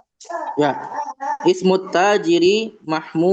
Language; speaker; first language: Arabic; non-native, learner; Indonesian